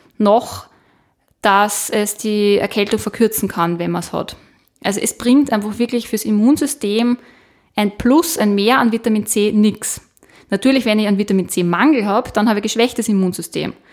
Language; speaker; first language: German; native; German